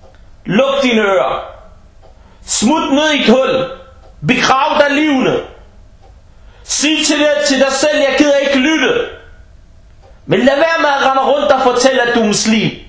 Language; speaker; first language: Danish; early bilingual, other home language; Arabic